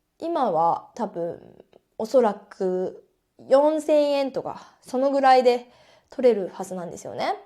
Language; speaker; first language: Japanese; native; Japanese